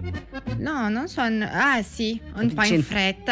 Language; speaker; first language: Italian; non-native, learner; Portuguese